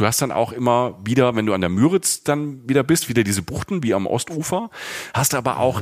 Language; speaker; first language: German; native; German